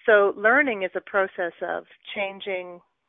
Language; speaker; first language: English; native; English